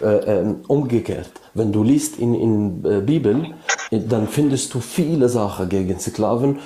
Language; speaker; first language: German; non-native, learner; Arabic